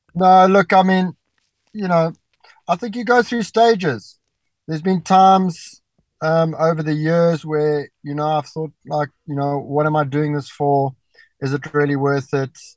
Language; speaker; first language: English; native; English